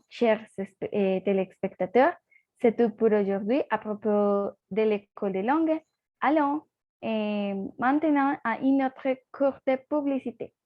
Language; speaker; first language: French; non-native, learner; Spanish